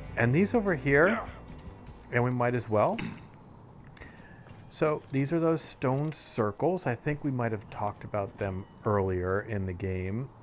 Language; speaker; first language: English; native; English